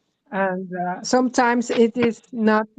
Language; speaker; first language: English; non-native, fluent; Spanish